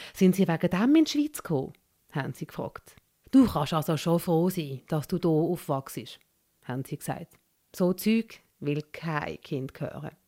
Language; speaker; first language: German; early bilingual, other home language; Malayalam